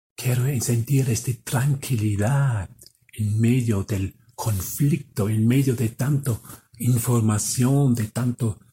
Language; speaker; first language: Spanish; non-native, fluent; German